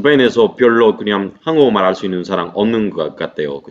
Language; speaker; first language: Korean; non-native, learner; Spanish